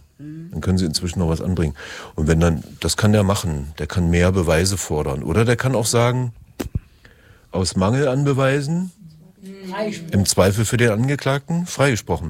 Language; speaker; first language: German; native; German